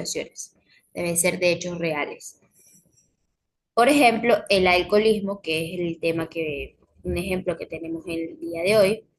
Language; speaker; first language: Spanish; native; Spanish